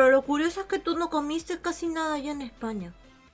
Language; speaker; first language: Spanish; native; Spanish